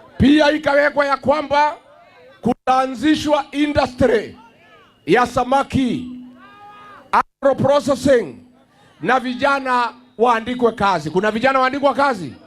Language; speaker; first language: Swahili; non-native, local second language; Kikuyu